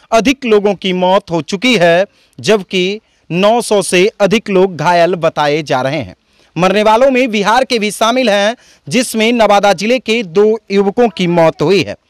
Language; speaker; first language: Hindi; native; Hindi